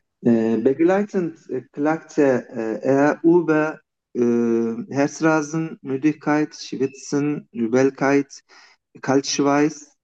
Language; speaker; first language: German; non-native, learner; Turkish